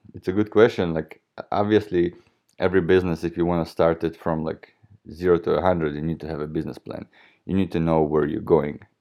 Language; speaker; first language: English; non-native, fluent; Russian